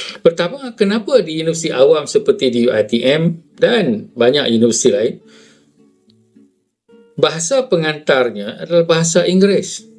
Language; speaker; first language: Malay; native; Malay